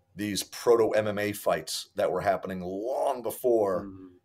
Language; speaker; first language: English; native; English